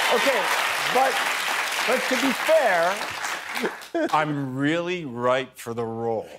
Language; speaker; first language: English; native; English